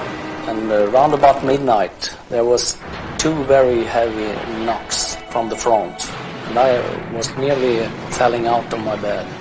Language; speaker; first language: English; non-native, fluent; Swedish